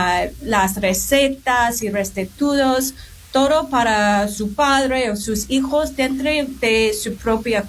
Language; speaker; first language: Spanish; non-native, fluent; English